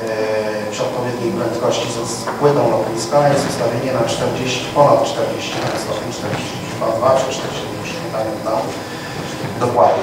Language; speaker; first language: Polish; native; Polish